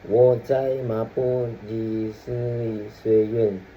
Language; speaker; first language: Chinese; non-native, learner; Malay